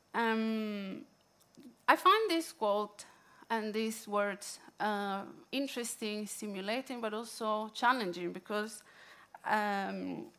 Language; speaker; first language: English; non-native, fluent; Italian